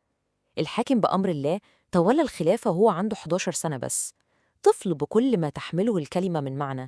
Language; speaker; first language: Arabic; native; Arabic